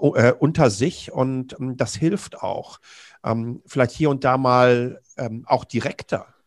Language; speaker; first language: German; native; German